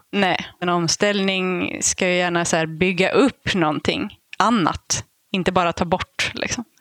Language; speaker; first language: Swedish; native; Swedish